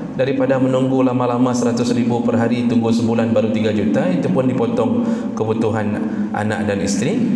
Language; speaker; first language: Malay; non-native, local second language; Achinese